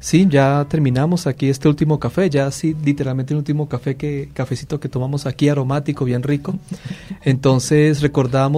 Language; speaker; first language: Spanish; native; Spanish